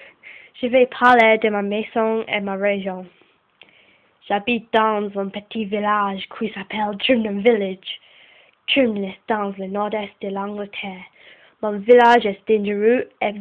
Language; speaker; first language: French; non-native, learner; English